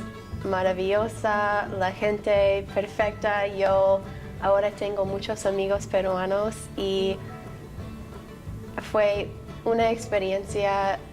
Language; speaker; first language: Spanish; non-native, learner; English